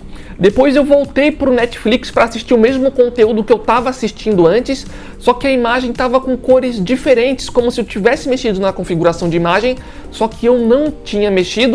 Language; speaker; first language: Portuguese; native; Portuguese